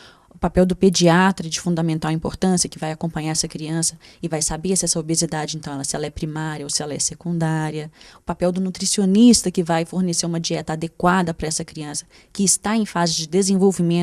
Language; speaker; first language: Portuguese; native; Portuguese